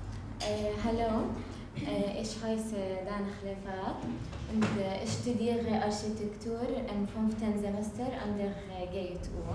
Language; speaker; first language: German; non-native, learner; Arabic